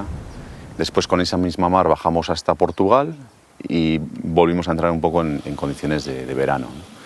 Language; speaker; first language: Spanish; native; Spanish